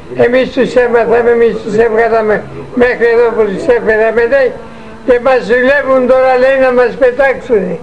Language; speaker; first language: Greek; native; Greek